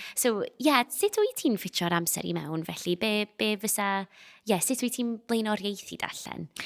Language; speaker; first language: Welsh; non-native, local second language; English